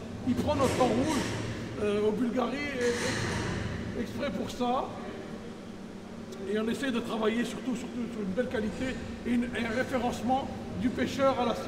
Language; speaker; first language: French; native; French